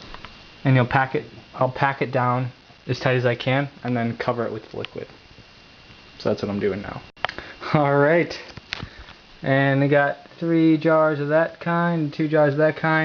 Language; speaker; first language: English; native; English